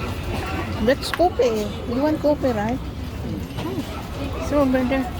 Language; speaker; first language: English; non-native, learner; Filipino